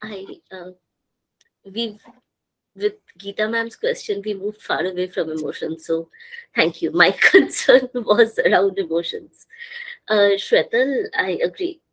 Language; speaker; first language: English; non-native, local second language; Bangla